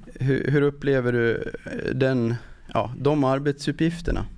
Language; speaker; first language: Swedish; native; Swedish